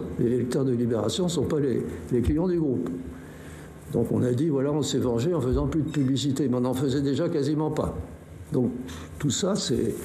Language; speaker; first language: French; native; French